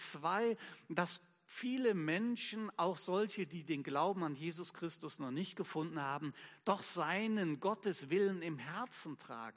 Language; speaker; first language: German; native; German